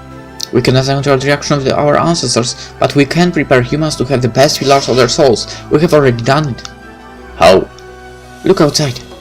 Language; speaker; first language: English; non-native, fluent; Polish